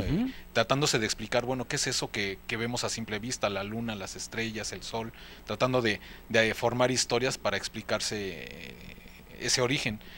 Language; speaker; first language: Spanish; native; Spanish